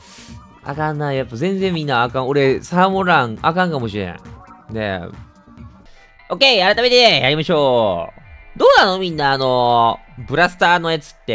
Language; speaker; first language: Japanese; native; Japanese